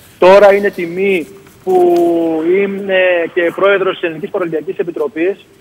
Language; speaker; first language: Greek; native; Greek